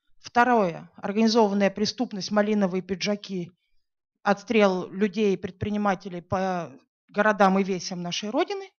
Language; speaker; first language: Russian; native; Russian